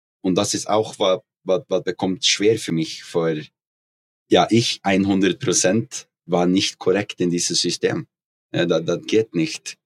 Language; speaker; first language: German; non-native, learner; Norwegian